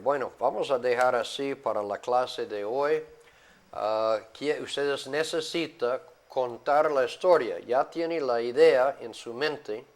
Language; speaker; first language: Spanish; non-native, fluent; English